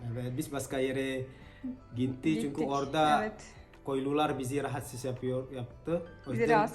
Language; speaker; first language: Turkish; non-native, learner; Indonesian